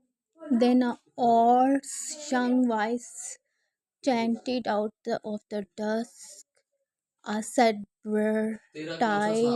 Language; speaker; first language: English; non-native, learner; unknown